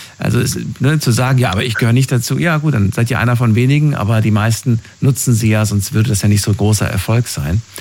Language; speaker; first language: German; native; German